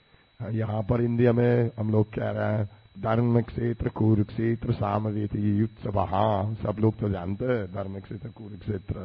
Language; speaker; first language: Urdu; non-native, learner; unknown